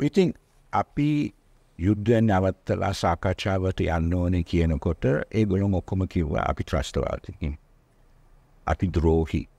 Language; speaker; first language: Sinhala; non-native, local second language; Tamil